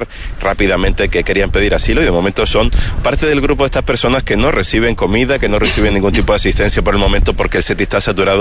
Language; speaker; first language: Spanish; native; Spanish